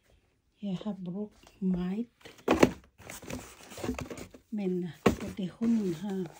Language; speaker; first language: Danish; non-native, learner; Filipino